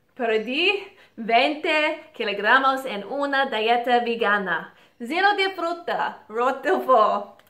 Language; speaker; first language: Spanish; non-native, learner; English